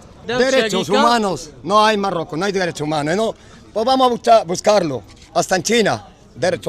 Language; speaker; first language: Spanish; non-native, learner; Arabic